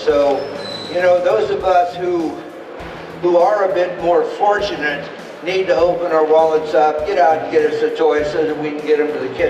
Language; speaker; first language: English; native; English